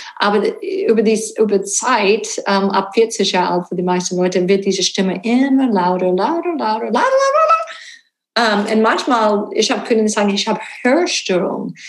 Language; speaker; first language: German; non-native, learner; English